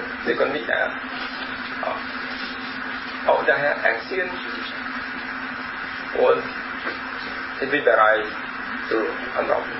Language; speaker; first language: German; non-native, learner; Vietnamese